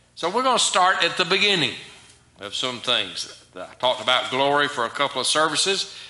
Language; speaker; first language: English; native; English